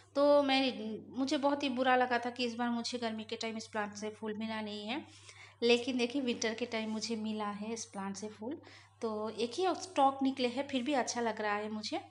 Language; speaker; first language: Hindi; non-native, local second language; Bangla